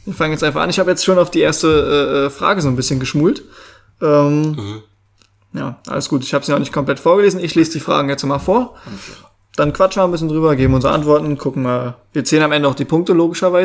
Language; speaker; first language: German; native; German